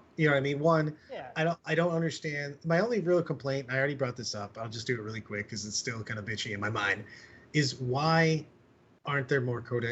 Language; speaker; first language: English; native; English